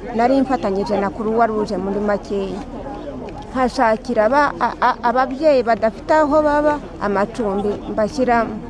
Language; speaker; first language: Kinyarwanda; early bilingual, heritage; Kinyarwanda